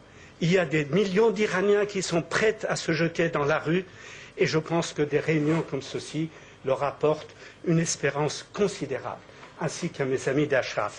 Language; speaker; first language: French; native; French